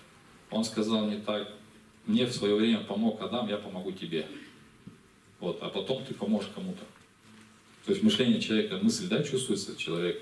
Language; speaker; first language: Russian; native; Russian